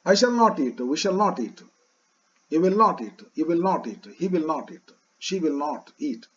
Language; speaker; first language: English; non-native, local second language; Kannada